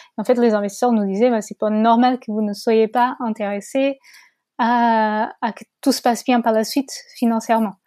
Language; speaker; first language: French; non-native, fluent; Portuguese